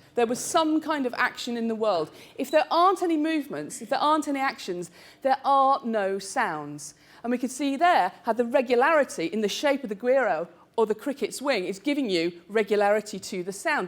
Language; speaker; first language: English; native; English